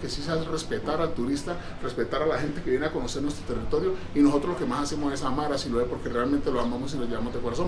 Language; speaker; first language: Spanish; native; Spanish